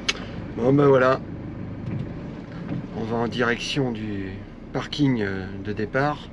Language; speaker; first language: French; native; French